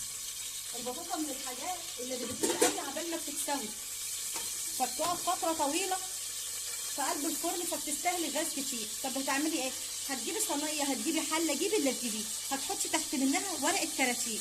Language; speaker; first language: Arabic; native; Arabic